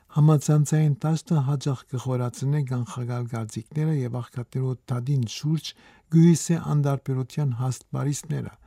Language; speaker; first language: Armenian; early bilingual, heritage; Armenian